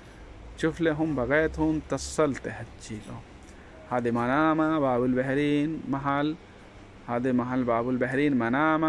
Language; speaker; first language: Arabic; non-native, learner; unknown